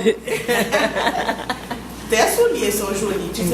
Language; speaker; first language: French; non-native, local second language; Haitian Creole